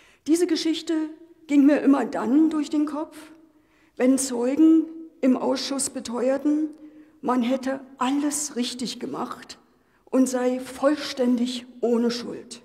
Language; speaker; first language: German; native; German